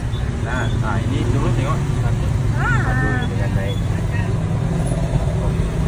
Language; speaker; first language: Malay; non-native, local second language; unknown